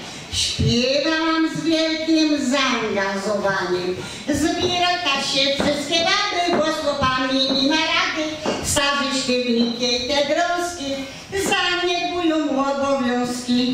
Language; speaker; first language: Polish; native; Polish